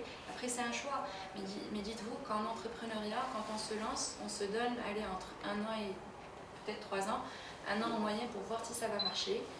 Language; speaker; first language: French; native; French